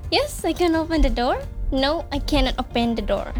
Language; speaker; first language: English; non-native, learner; Indonesian